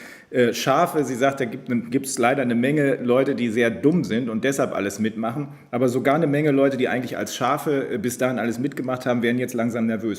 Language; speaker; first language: German; native; German